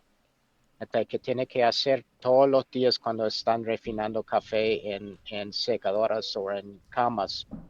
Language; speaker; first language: Spanish; non-native, fluent; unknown